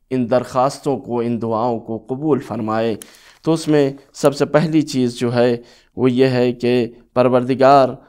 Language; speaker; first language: Urdu; native; Urdu